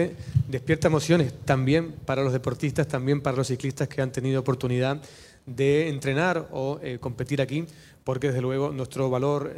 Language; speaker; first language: Spanish; native; Spanish